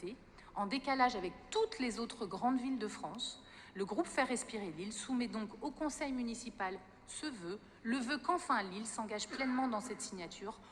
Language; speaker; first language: French; native; French